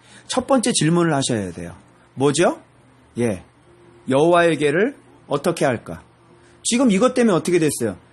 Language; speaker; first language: Korean; native; Korean